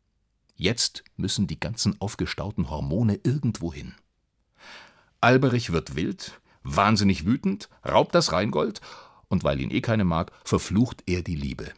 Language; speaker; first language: German; native; German